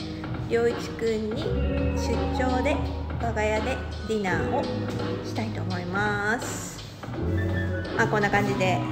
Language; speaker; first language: Japanese; native; Japanese